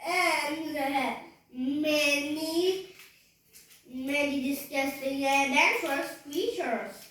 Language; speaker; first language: English; non-native, learner; Vietnamese